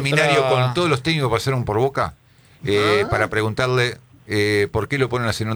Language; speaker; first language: Spanish; native; Spanish